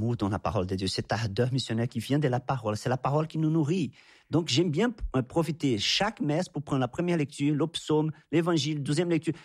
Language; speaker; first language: French; non-native, fluent; Portuguese